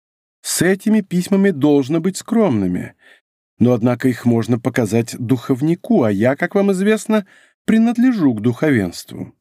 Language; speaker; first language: Russian; native; Russian